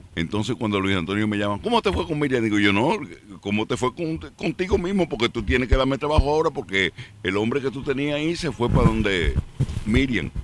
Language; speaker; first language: Spanish; native; Spanish